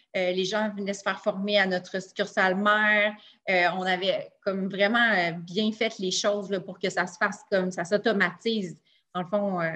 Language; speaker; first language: French; native; French